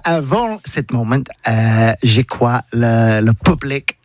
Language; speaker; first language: French; non-native, learner; English